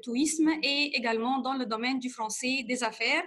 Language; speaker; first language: French; non-native, fluent; Arabic